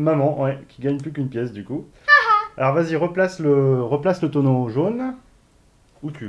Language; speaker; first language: French; native; French